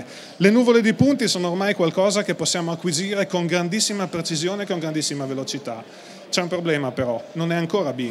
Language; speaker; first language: Italian; native; Italian